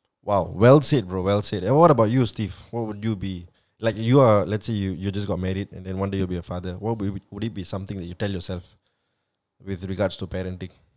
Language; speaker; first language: English; non-native, local second language; Tamil